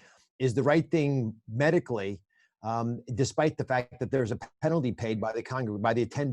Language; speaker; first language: English; native; English